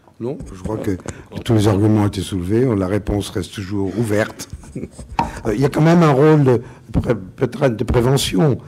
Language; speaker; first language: French; native; French